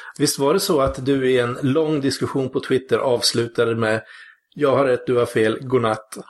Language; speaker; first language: Swedish; native; Swedish